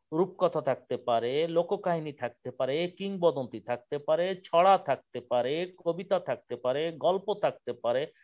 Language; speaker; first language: Bangla; native; Bangla